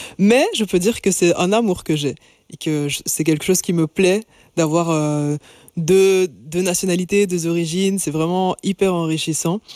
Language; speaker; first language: French; native; French